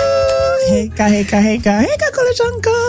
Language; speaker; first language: Polish; non-native, learner; English